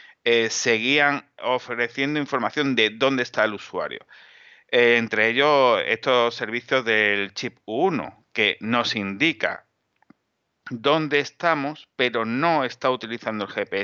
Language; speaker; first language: Spanish; native; Spanish